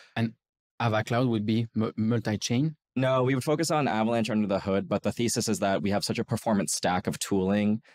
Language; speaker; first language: English; native; English